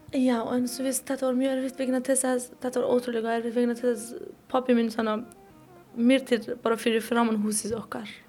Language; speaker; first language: Icelandic; non-native, learner; Persian